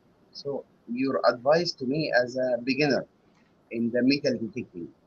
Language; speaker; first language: English; non-native, learner; Arabic